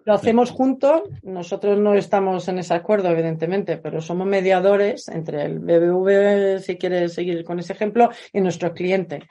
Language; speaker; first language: Spanish; non-native, fluent; Swedish